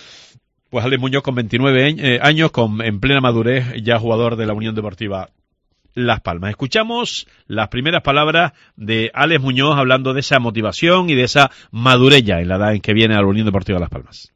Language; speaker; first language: Spanish; native; Spanish